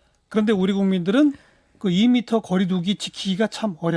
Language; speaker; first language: Korean; native; Korean